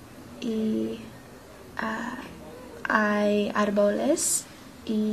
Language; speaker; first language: Spanish; non-native, learner; English